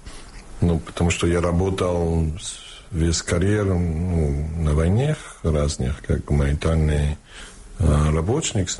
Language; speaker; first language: Russian; early bilingual, heritage; Russian